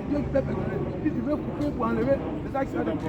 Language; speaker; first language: French; non-native, local second language; Baoulé